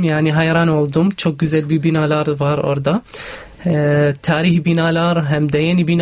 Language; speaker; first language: Turkish; non-native, learner; Arabic